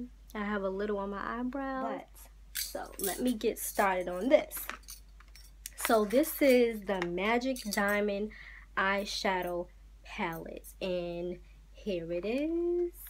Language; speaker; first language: English; native; English